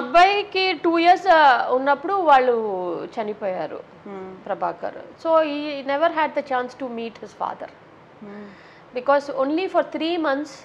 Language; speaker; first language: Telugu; non-native, local second language; Tamil